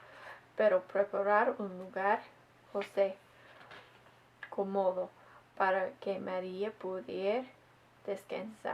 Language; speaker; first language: Spanish; non-native, learner; English